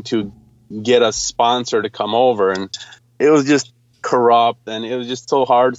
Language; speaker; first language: English; early bilingual, other home language; Polish